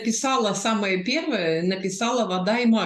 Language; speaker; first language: Russian; native; Russian